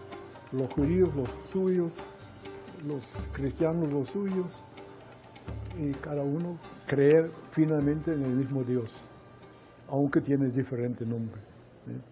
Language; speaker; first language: Spanish; non-native, fluent; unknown